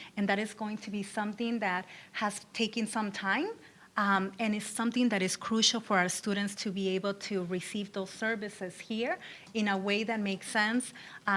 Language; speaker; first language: English; early bilingual, other home language; Spanish